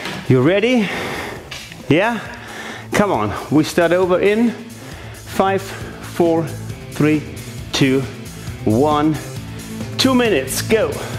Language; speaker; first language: English; non-native, fluent; German